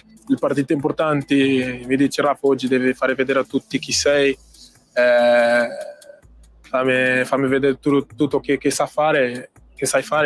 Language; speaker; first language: Italian; non-native, fluent; Portuguese